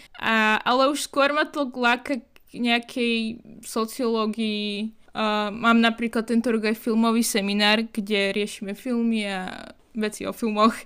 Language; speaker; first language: Slovak; non-native, fluent; Arabic